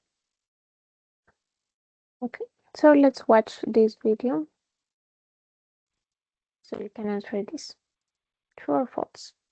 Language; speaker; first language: English; non-native, fluent; Spanish